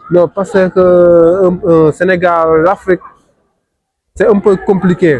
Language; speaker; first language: French; non-native, local second language; Wolof